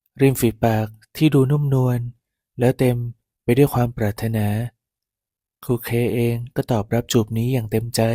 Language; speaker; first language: Thai; native; Thai